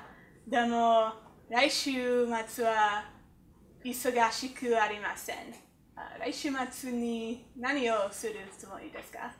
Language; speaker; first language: Japanese; non-native, learner; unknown